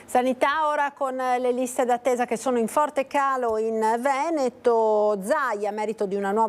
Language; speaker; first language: Italian; native; Italian